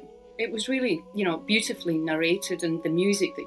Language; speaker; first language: English; native; English